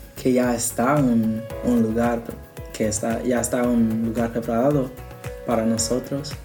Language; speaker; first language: Spanish; non-native, learner; English